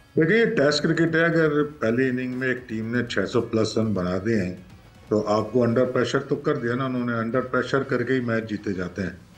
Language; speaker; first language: Urdu; native; Urdu